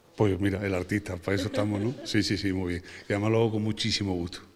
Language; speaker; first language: Spanish; native; Spanish